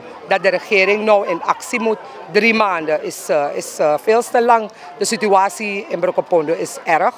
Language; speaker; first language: Dutch; non-native, local second language; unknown